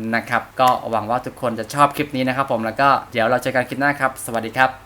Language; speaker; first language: Thai; non-native, fluent; Khmer